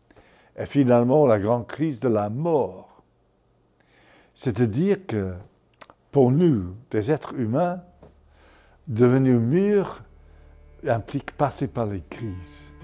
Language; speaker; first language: French; non-native, fluent; English